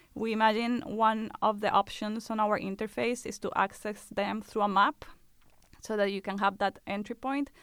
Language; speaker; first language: English; non-native, fluent; Spanish